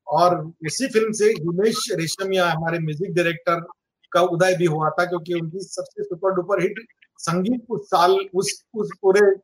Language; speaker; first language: Hindi; non-native, local second language; Marathi